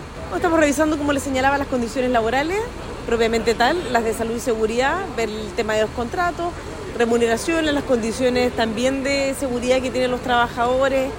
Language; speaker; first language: Spanish; native; Spanish